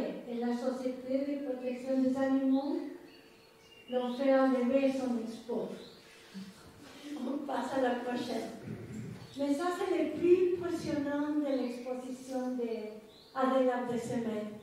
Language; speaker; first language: French; non-native, fluent; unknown